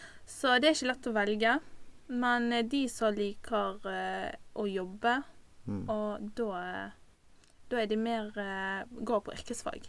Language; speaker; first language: Norwegian; non-native, fluent; Arabic